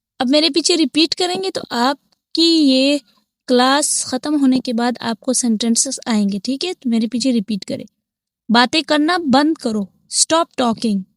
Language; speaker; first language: Hindi; native; Hindi